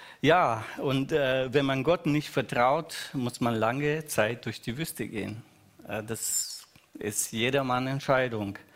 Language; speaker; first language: German; non-native, fluent; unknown